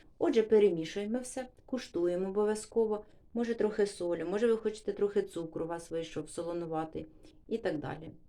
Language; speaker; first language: Ukrainian; non-native, local second language; Russian